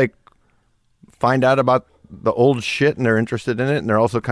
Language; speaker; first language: English; early bilingual, other home language; German